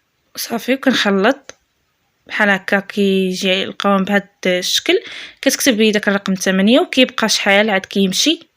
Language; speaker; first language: Arabic; native; Arabic